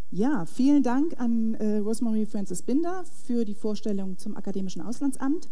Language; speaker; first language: German; native; German